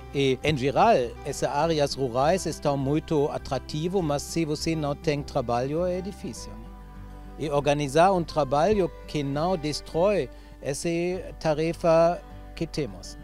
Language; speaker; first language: Portuguese; non-native, fluent; German